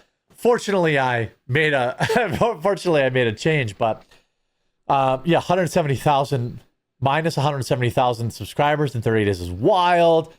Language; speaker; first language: English; native; English